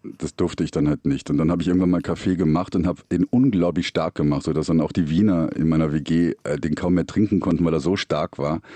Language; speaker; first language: German; native; German